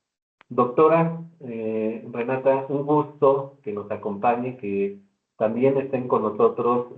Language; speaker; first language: Spanish; native; Spanish